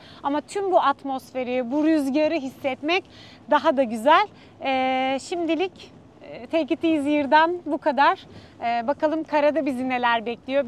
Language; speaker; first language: Turkish; native; Turkish